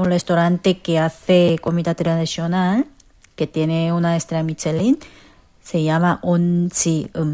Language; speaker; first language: Spanish; non-native, fluent; Korean